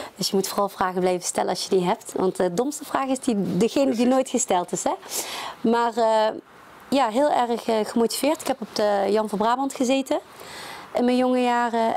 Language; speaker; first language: Dutch; early bilingual, other home language; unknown